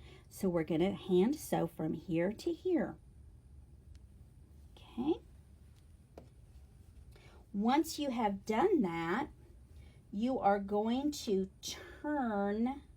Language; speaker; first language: English; native; English